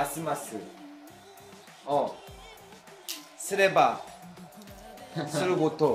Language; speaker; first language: Japanese; non-native, learner; Korean